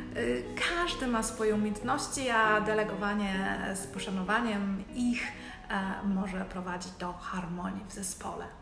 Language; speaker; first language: Polish; native; Polish